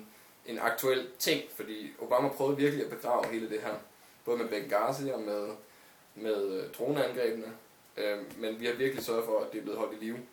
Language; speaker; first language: Danish; native; Danish